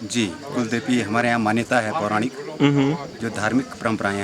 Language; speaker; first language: Hindi; native; Hindi